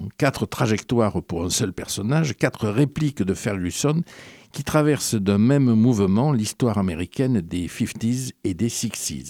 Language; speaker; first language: French; native; French